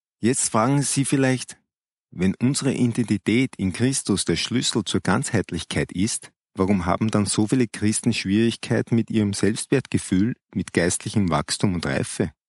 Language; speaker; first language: German; native; German